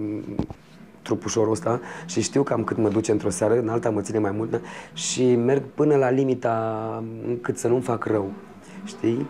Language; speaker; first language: Romanian; native; Romanian